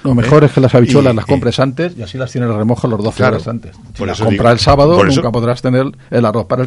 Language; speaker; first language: Spanish; native; Spanish